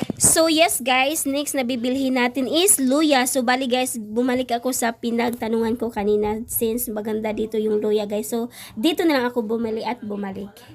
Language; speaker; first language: Filipino; non-native, local second language; Cebuano